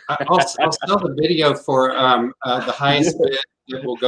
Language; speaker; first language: English; native; English